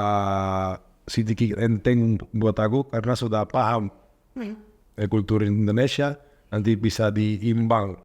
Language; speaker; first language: Indonesian; non-native, learner; Spanish